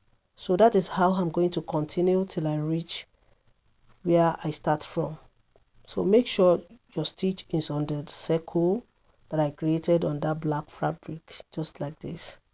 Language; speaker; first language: English; non-native, local second language; Yoruba